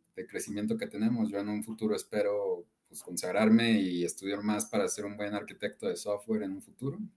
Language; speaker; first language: Spanish; native; Spanish